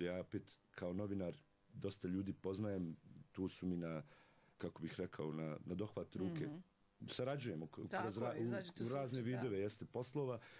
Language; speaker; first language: Serbian; native; Serbian